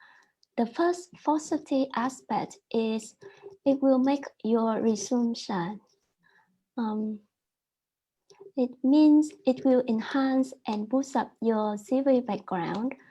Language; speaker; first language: English; non-native, learner; Vietnamese